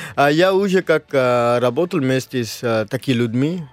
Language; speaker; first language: Russian; non-native, learner; Marathi